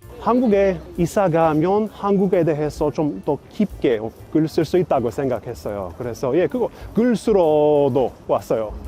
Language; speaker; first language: Korean; non-native, fluent; English